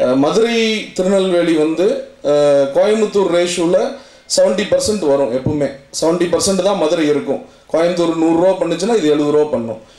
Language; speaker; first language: Tamil; native; Tamil